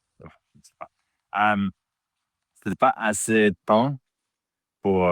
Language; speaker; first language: French; non-native, learner; English